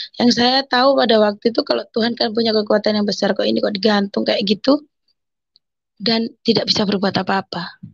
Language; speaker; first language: Indonesian; non-native, local second language; Madurese